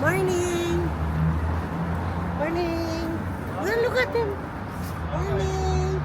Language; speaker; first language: English; non-native, local second language; Filipino